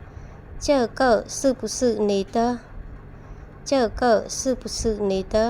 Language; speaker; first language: Chinese; non-native, fluent; Khmer